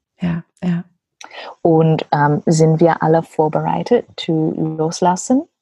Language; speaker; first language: German; non-native, learner; English